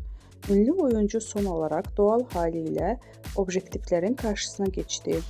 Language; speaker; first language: Turkish; native; Turkish